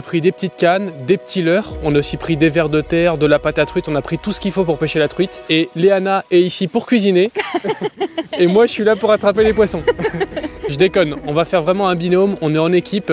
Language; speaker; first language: French; native; French